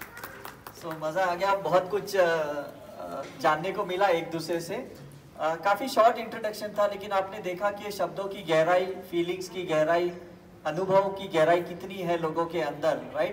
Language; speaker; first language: Hindi; native; Hindi